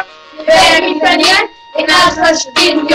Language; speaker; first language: German; non-native, learner; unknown